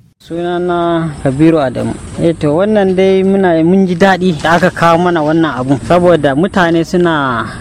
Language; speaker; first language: Hausa; non-native, local second language; Fula